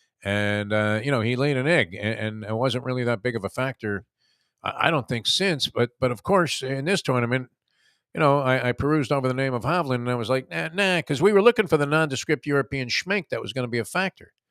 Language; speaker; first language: English; native; English